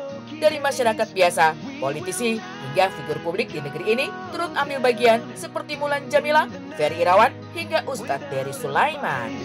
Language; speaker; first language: Indonesian; native; Indonesian